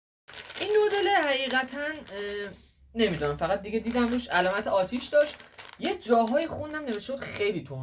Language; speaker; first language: Persian; native; Persian